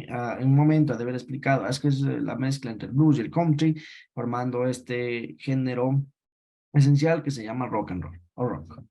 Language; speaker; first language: Spanish; native; Spanish